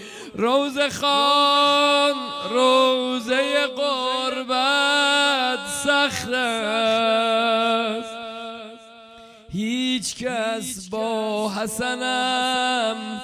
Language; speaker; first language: Persian; native; Persian